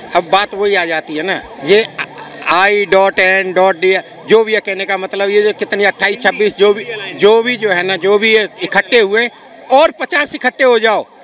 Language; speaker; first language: Hindi; native; Hindi